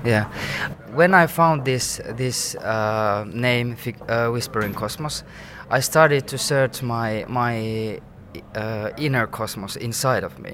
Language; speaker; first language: English; non-native, fluent; Finnish